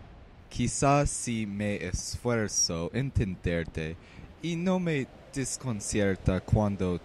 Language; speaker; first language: Spanish; non-native, learner; English